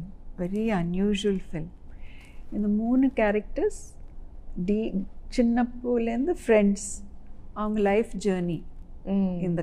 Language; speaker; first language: Tamil; non-native, local second language; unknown